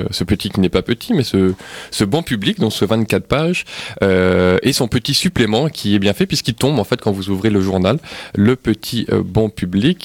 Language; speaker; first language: French; native; French